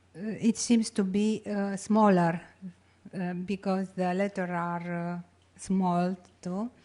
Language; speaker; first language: English; non-native, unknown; Romanian